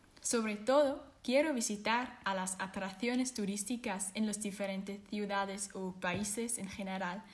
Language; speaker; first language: Spanish; non-native, learner; Swiss German